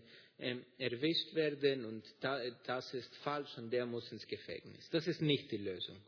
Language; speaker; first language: German; non-native, fluent; Greek